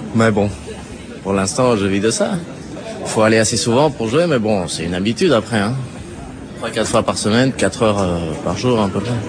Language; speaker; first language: French; early bilingual, other home language; Spanish